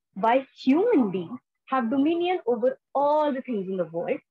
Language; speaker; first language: English; non-native, local second language; Hindi